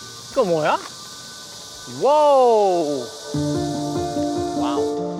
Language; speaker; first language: Korean; non-native, learner; French